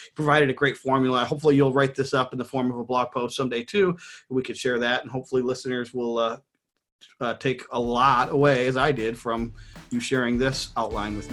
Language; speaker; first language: English; native; English